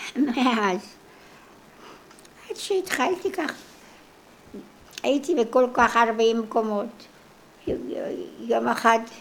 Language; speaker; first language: Hebrew; non-native, local second language; Polish